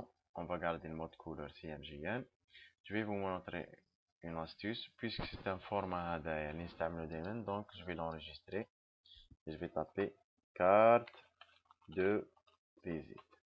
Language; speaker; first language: French; non-native, local second language; Arabic